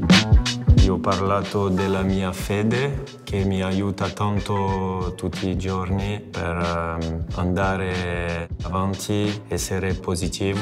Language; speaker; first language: Italian; non-native, fluent; French